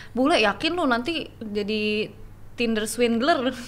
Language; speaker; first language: Indonesian; native; Indonesian